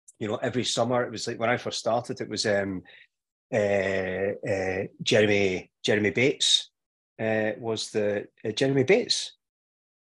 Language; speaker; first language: English; native; English